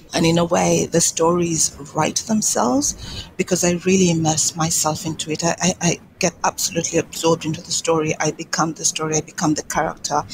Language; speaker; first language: English; non-native, local second language; Swahili